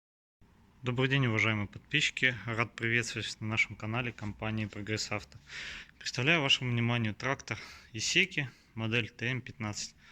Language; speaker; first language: Russian; native; Russian